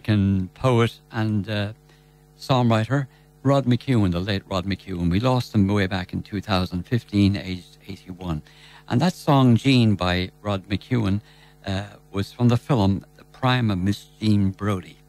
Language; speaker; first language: English; native; English